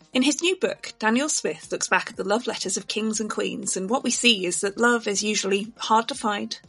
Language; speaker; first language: English; native; English